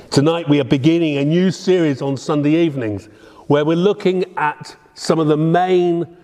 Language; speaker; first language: English; native; English